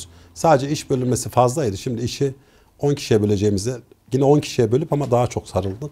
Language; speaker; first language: Turkish; native; Turkish